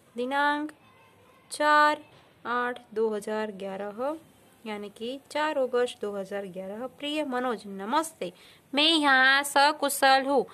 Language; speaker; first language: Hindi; non-native, local second language; Gujarati